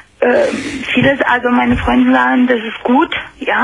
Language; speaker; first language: German; non-native, fluent; Romanian